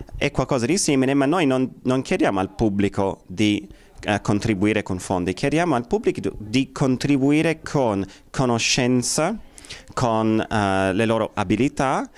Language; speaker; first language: Italian; non-native, fluent; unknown